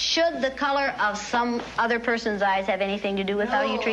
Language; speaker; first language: English; native; English